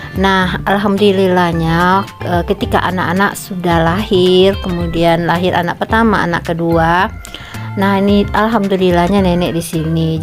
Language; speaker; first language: Indonesian; non-native, local second language; Minangkabau